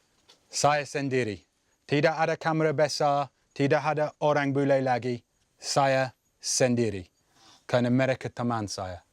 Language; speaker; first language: Indonesian; non-native, learner; English